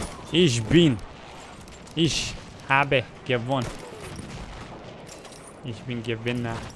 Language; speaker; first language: German; non-native, learner; Bosnian